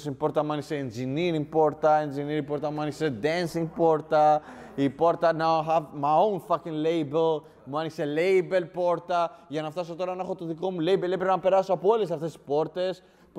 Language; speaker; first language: Greek; native; Greek